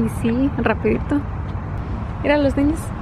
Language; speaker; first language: Spanish; early bilingual, heritage; Spanish